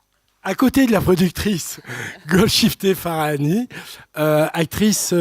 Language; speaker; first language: French; native; French